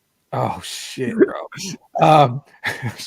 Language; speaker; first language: English; native; English